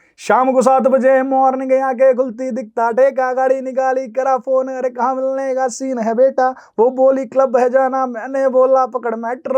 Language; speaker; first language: Hindi; native; Hindi